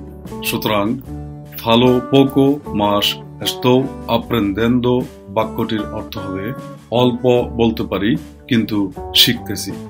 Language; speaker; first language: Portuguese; non-native, fluent; Bangla